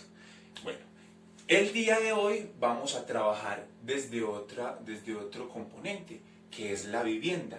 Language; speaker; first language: Spanish; native; Spanish